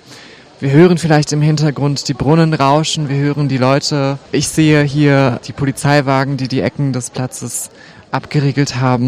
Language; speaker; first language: German; native; German